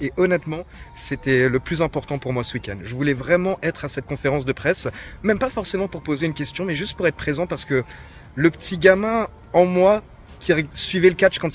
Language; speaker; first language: French; native; French